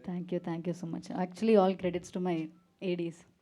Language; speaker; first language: Telugu; non-native, learner; Malayalam